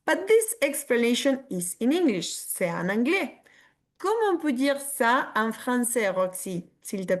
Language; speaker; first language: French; non-native, fluent; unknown